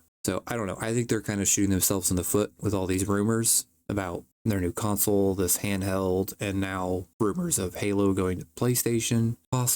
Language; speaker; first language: English; native; English